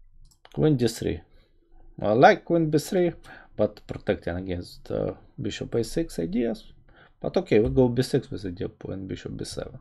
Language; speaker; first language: English; non-native, fluent; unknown